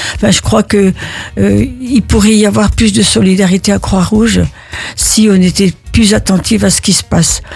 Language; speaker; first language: French; early bilingual, other home language; Italian